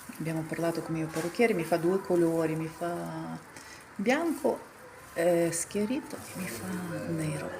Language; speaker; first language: Italian; non-native, fluent; Ukrainian